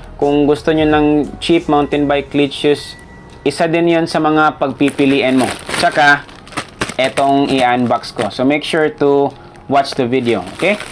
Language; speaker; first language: Filipino; non-native, local second language; Cebuano